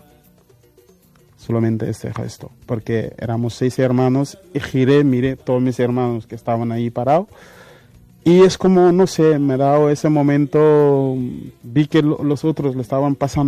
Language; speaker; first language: Spanish; non-native, fluent; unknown